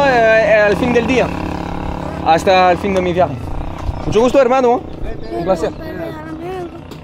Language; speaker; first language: Spanish; non-native, fluent; French